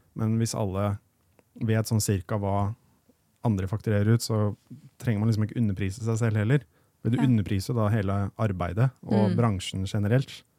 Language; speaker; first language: Norwegian; native; Norwegian